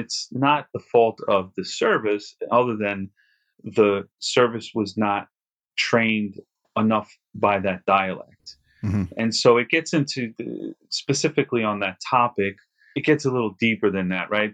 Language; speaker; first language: English; native; English